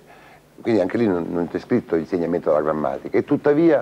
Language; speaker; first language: Italian; native; Italian